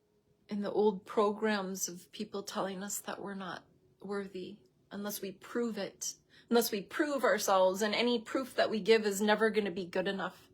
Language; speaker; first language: English; native; English